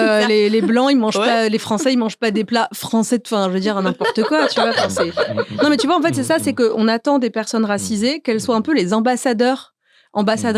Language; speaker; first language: French; native; French